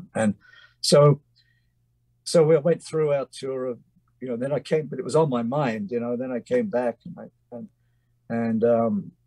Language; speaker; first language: English; native; English